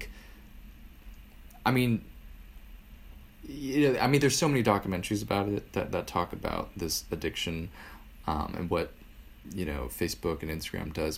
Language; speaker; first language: English; native; English